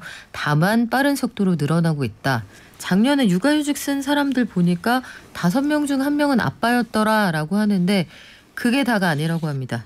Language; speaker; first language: Korean; native; Korean